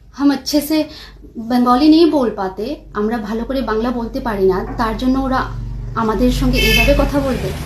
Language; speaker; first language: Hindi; non-native, local second language; Kok Borok